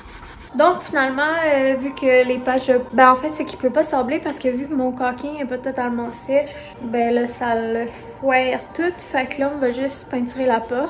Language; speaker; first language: French; native; French